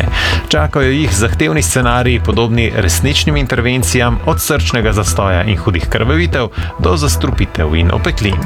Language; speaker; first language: Slovenian; native; Slovenian